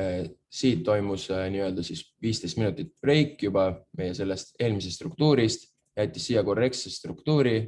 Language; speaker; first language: Estonian; native; Estonian